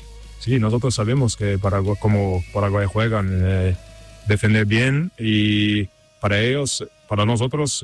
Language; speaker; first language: Spanish; non-native, learner; German